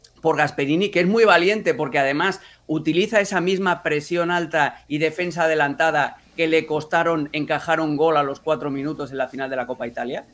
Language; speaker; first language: Spanish; native; Spanish